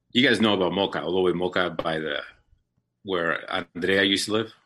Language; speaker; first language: English; early bilingual, other home language; Spanish